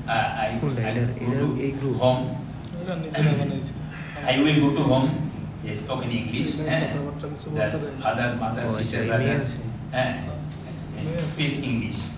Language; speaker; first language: English; non-native, learner; Bangla